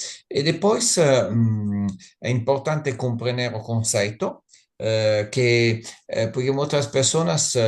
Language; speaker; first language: Spanish; non-native, learner; Italian